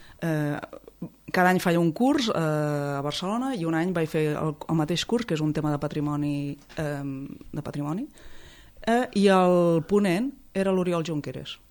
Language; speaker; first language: Catalan; native; Catalan